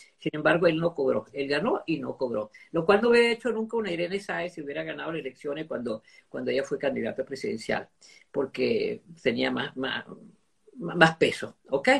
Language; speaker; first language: Spanish; early bilingual, other home language; Italian